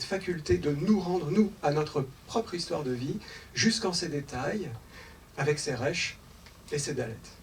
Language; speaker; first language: French; native; French